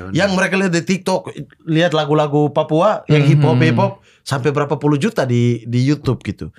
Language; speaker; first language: Indonesian; native; Indonesian